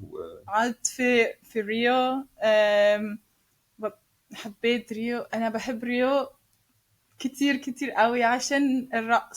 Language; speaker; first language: Arabic; non-native, learner; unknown